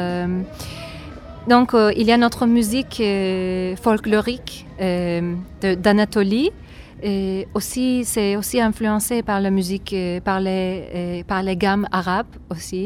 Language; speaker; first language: French; non-native, fluent; Turkish